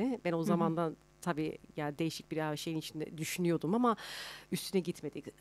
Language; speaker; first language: Turkish; early bilingual, heritage; Turkish